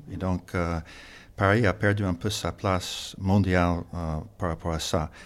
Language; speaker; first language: French; non-native, fluent; English